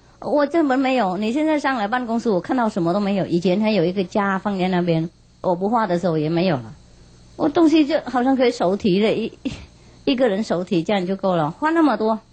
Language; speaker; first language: Chinese; non-native, fluent; Vietnamese